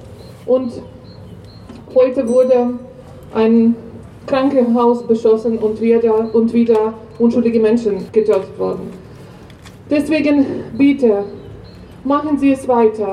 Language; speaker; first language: German; non-native, fluent; Ukrainian